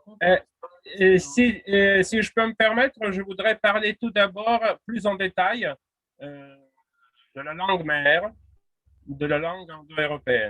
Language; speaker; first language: French; non-native, fluent; Russian